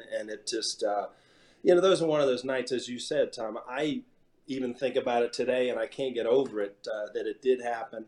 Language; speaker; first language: English; native; English